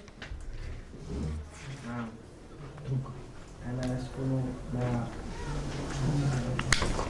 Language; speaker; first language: Arabic; non-native, learner; Bosnian